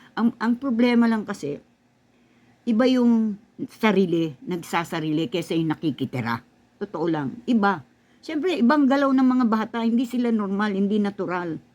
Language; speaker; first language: Filipino; native; Filipino